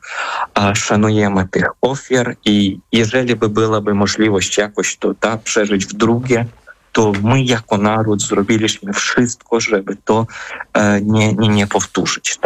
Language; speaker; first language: Polish; non-native, fluent; Ukrainian